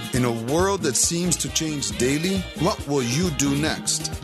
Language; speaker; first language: English; native; English